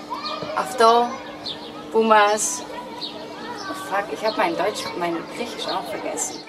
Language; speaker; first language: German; non-native, fluent; Greek